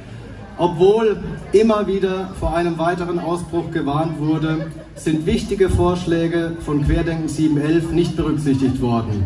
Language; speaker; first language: German; native; German